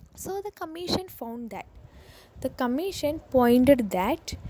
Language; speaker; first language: English; non-native, local second language; Malayalam